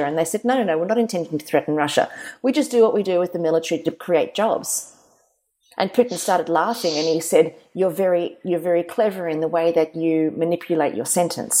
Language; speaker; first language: English; native; English